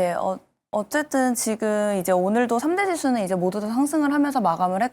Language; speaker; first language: Korean; native; Korean